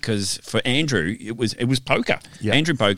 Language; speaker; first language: English; native; English